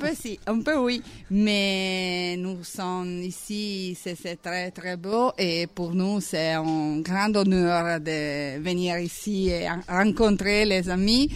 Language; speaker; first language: French; non-native, learner; Italian